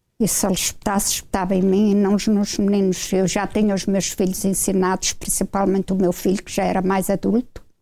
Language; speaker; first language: Portuguese; native; Portuguese